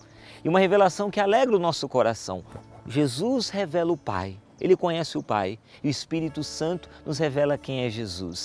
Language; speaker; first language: Portuguese; native; Portuguese